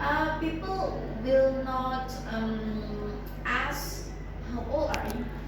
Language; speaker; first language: English; non-native, fluent; Indonesian